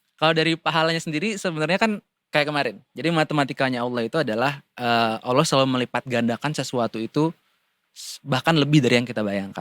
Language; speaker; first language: Indonesian; native; Indonesian